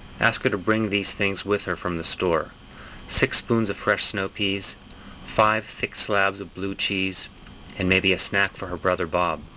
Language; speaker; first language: English; native; English